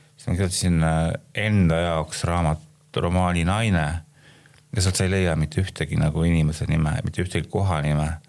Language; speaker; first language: Estonian; native; Estonian